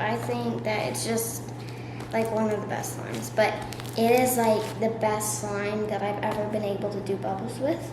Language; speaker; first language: English; native; English